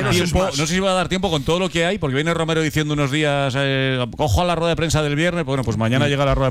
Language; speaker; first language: Spanish; native; Spanish